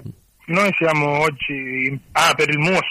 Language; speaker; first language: Italian; native; Italian